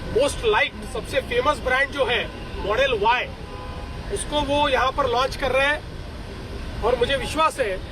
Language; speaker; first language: Hindi; non-native, local second language; Marathi